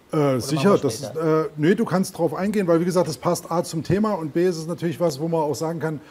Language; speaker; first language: German; native; German